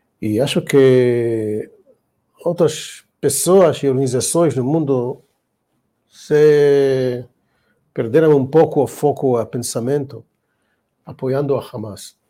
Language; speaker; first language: Portuguese; non-native, learner; Hebrew